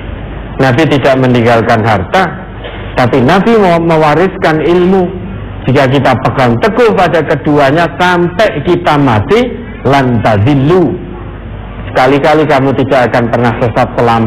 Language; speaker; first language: Indonesian; non-native, local second language; Javanese